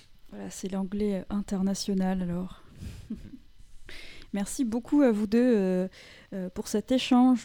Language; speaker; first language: French; native; French